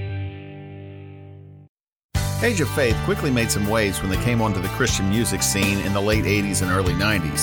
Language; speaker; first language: English; native; English